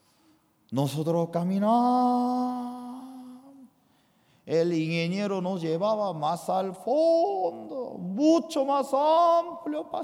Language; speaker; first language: Spanish; non-native, fluent; Korean